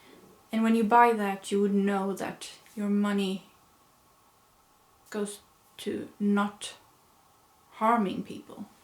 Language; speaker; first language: English; non-native, fluent; Swedish